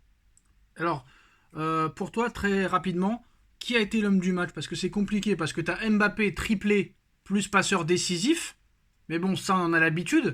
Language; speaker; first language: French; native; French